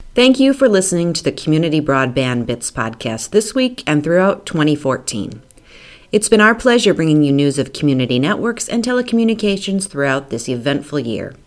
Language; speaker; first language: English; native; English